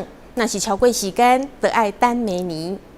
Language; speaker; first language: Chinese; native; Chinese